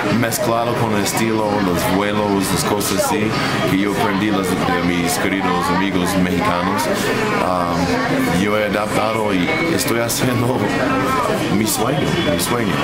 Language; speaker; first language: Spanish; non-native, fluent; English